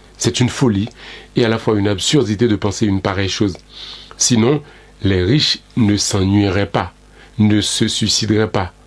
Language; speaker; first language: French; non-native, local second language; Haitian Creole